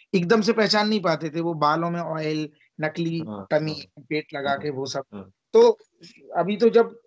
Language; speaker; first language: Hindi; native; Hindi